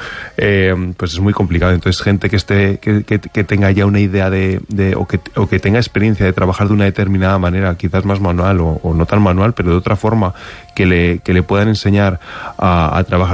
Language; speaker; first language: Spanish; native; Spanish